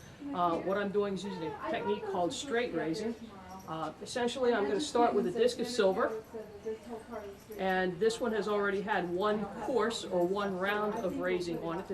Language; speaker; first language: English; native; English